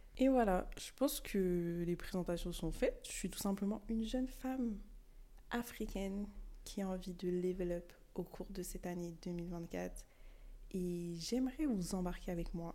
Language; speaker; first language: French; early bilingual, other home language; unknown